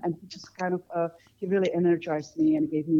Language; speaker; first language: English; non-native, fluent; Czech